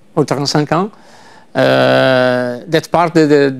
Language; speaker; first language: French; non-native, learner; Italian